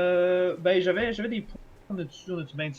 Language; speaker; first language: French; native; French